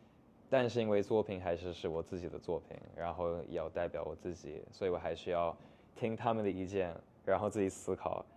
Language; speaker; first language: Chinese; non-native, fluent; English